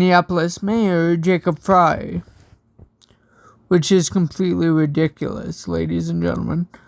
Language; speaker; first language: English; native; English